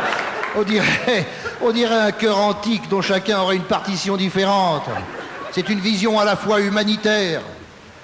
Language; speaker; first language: French; native; French